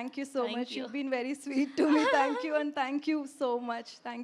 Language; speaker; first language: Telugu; non-native, learner; Tamil